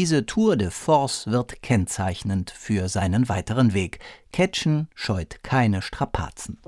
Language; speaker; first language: German; native; German